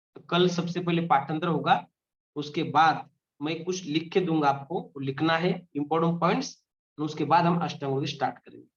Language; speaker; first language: Hindi; non-native, local second language; Marathi